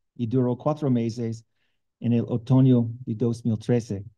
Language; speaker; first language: Spanish; non-native, learner; English